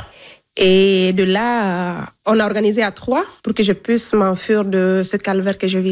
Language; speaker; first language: French; non-native, local second language; Fula